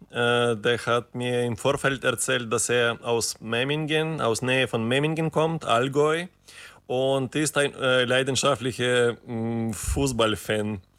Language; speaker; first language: German; non-native, fluent; Ukrainian